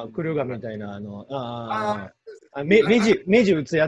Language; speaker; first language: Japanese; native; Japanese